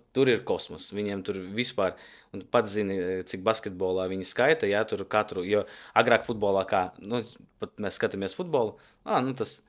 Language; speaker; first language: Latvian; native; Latvian